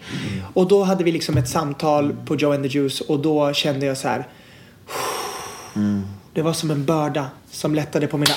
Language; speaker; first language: Swedish; native; Swedish